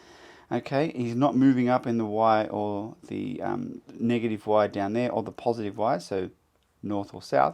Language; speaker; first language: English; native; English